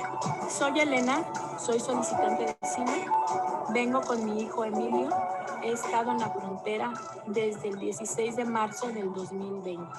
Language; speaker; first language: Spanish; native; Spanish